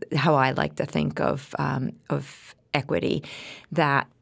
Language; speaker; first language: English; non-native, fluent; Spanish